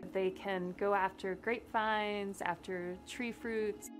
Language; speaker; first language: English; native; English